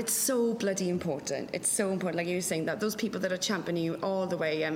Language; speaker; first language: English; non-native, local second language; Welsh